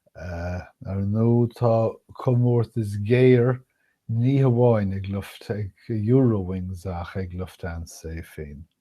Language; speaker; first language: Irish; non-native, fluent; English